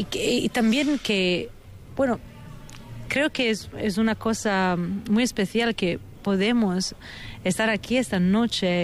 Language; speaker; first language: Spanish; non-native, fluent; Italian